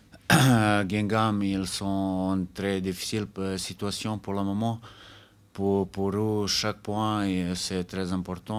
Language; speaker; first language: French; non-native, fluent; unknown